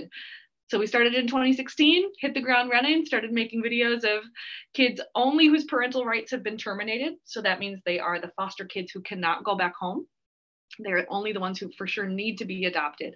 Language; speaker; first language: English; native; English